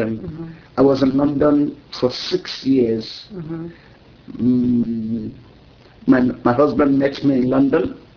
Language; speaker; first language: English; non-native, local second language; Yoruba